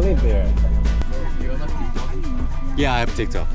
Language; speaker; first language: English; non-native, learner; Korean